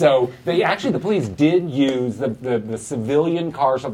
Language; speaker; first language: English; native; English